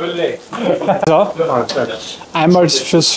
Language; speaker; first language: German; native; German